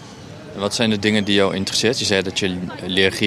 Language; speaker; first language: Dutch; native; Dutch